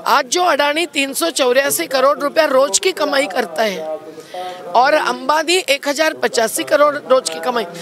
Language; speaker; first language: Hindi; non-native, local second language; Marathi